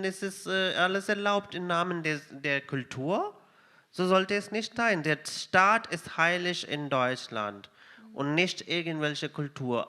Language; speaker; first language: German; non-native, fluent; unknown